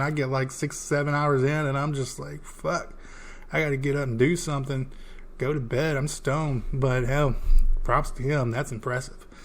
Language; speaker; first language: English; native; English